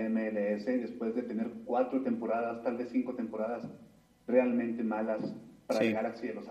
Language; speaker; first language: Spanish; native; Spanish